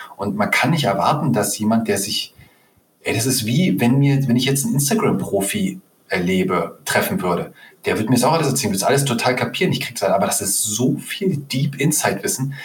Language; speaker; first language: German; native; German